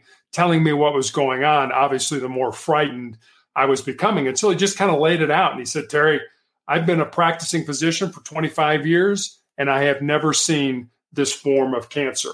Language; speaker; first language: English; native; English